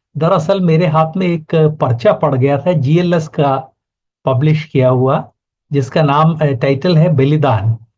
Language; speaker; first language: Hindi; native; Hindi